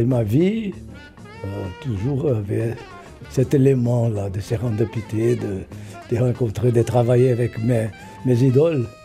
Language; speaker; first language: French; non-native, fluent; Portuguese